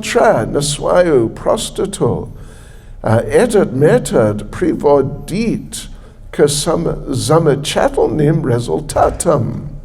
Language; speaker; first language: Russian; non-native, learner; English